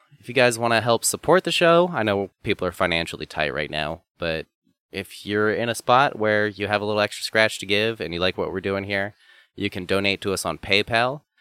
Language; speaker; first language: English; native; English